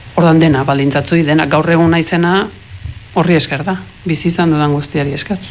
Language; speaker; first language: Basque; early bilingual, heritage; Spanish